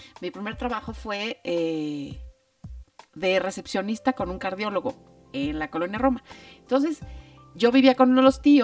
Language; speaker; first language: Spanish; native; Spanish